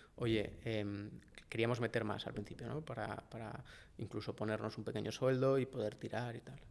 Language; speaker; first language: Spanish; native; Spanish